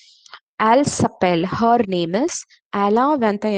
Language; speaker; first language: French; non-native, fluent; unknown